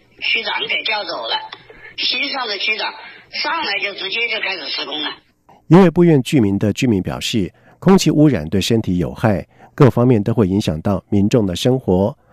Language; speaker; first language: Chinese; native; Chinese